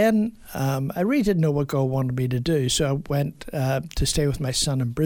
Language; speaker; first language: English; native; English